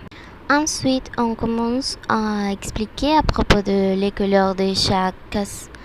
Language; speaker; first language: French; non-native, learner; Spanish